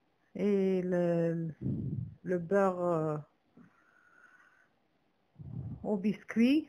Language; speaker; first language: French; non-native, local second language; Arabic